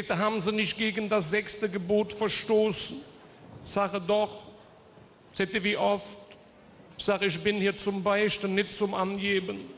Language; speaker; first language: German; native; German